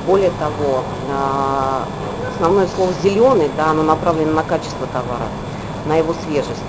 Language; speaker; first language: Russian; native; Russian